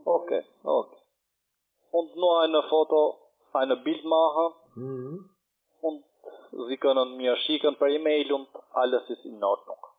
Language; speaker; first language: German; non-native, learner; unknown